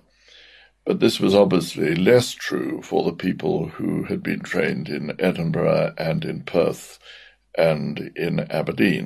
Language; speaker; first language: English; native; English